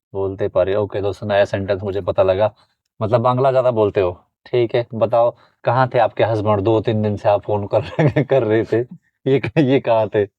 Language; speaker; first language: Hindi; native; Hindi